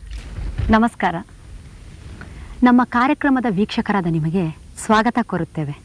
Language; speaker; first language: Kannada; native; Kannada